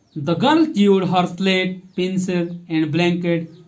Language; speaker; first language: English; non-native, local second language; Kashmiri